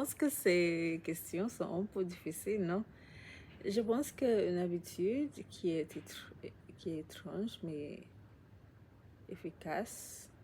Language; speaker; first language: French; non-native, learner; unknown